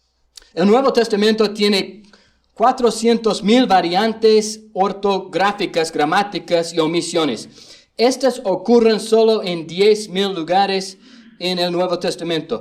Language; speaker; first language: Spanish; non-native, fluent; English